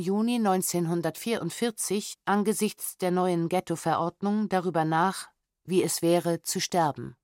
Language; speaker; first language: German; native; German